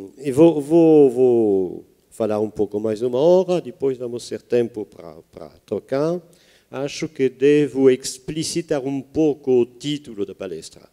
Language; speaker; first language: Portuguese; non-native, fluent; French